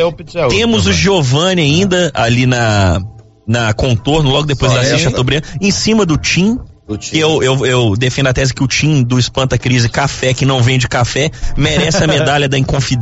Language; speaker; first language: Portuguese; native; Portuguese